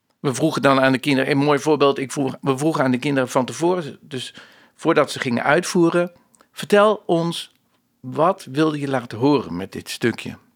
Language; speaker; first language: Dutch; native; Dutch